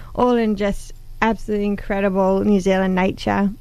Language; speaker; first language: English; native; English